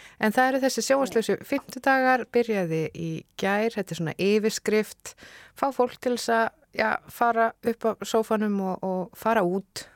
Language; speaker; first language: Icelandic; native; Icelandic